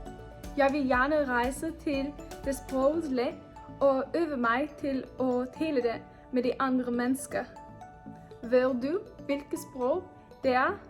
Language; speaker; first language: Danish; non-native, learner; English